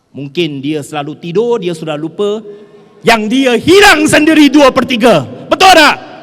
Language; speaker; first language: Malay; non-native, local second language; Chinese